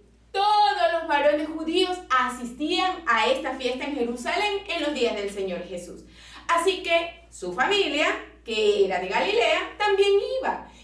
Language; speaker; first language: Spanish; native; Spanish